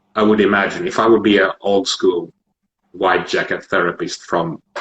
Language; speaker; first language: English; non-native, fluent; Finnish